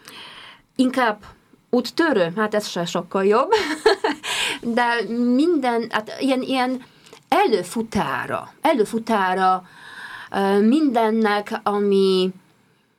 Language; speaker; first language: Hungarian; non-native, fluent; Polish